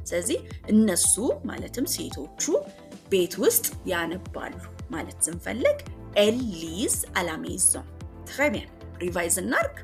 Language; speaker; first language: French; non-native, fluent; Amharic